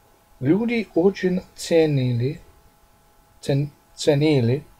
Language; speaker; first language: Russian; non-native, learner; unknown